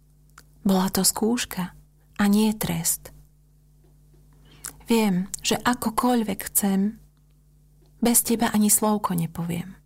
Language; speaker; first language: Slovak; native; Slovak